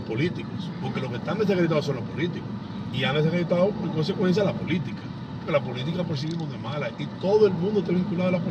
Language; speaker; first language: Spanish; native; Spanish